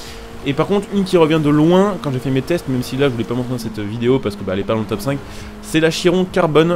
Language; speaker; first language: French; native; French